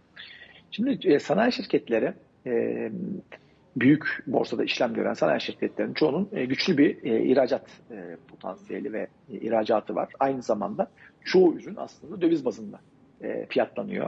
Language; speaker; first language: Turkish; native; Turkish